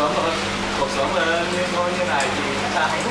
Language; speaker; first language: Vietnamese; non-native, fluent; Korean